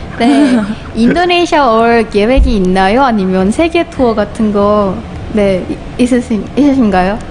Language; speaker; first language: Korean; non-native, fluent; Indonesian